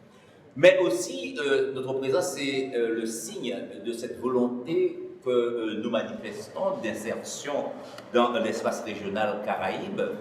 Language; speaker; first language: French; native; French